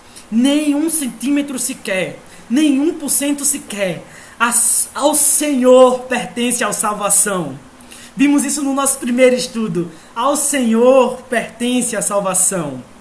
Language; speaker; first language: Portuguese; native; Portuguese